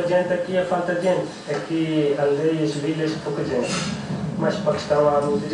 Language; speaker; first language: Portuguese; non-native, learner; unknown